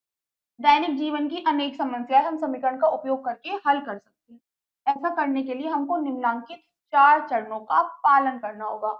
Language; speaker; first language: Hindi; native; Hindi